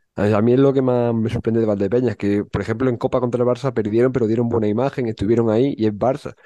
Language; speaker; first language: Spanish; native; Spanish